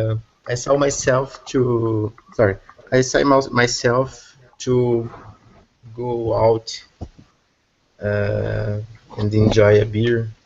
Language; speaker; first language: English; non-native, learner; Portuguese